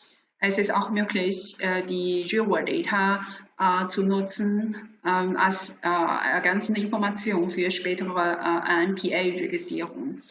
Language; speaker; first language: German; non-native, fluent; Chinese